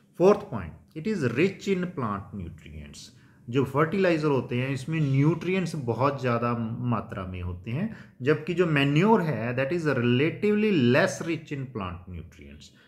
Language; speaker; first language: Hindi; non-native, local second language; Punjabi